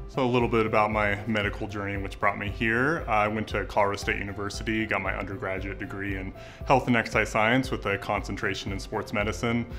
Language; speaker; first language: English; native; English